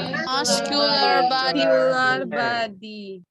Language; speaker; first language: English; non-native, learner; Indonesian